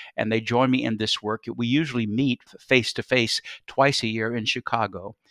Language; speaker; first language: English; native; English